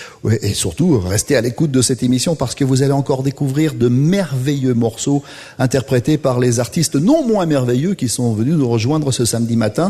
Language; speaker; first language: French; native; French